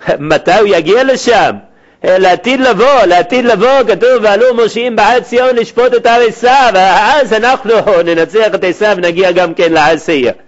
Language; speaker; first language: Hebrew; native; Hebrew